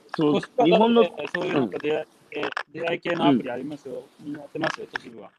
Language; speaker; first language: Japanese; native; Japanese